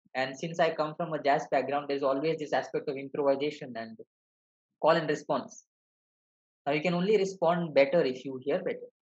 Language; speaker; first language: English; non-native, local second language; Malayalam